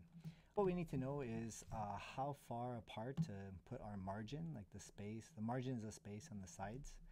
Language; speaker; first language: English; native; English